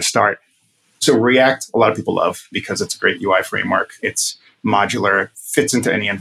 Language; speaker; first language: English; native; English